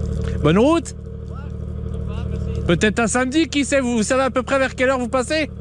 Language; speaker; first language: French; native; French